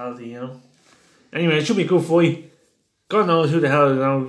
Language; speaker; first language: English; native; English